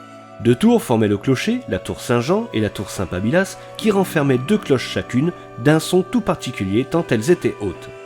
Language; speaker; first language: French; native; French